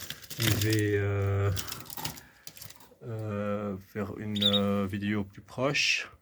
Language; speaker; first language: French; non-native, fluent; Arabic